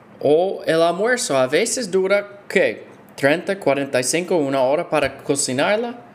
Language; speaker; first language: Spanish; non-native, fluent; English